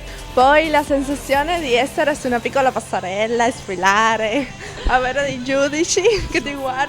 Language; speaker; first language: Italian; non-native, learner; Spanish